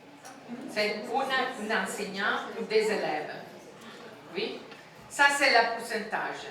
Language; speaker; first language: French; non-native, fluent; Italian